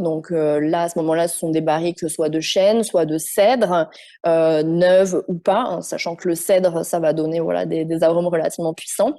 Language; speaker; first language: French; native; French